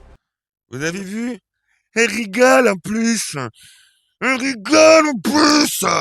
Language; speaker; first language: French; native; French